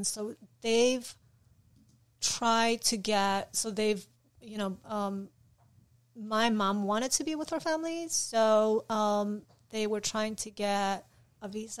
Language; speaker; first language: English; non-native, fluent; Polish